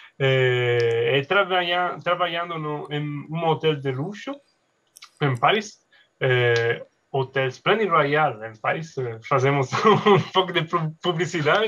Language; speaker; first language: Portuguese; non-native, learner; Italian